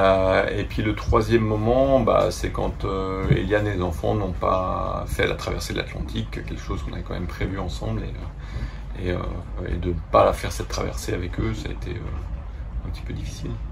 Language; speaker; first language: French; native; French